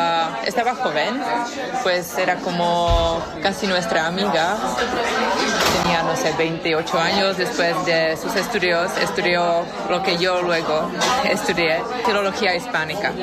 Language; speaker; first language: Spanish; non-native, fluent; Czech